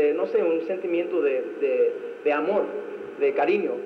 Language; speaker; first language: Spanish; non-native, fluent; English